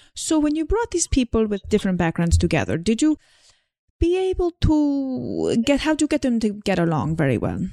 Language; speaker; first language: English; non-native, fluent; Slovenian